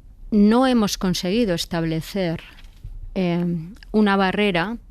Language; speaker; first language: Spanish; native; Spanish